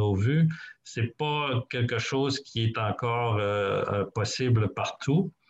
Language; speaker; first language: French; native; French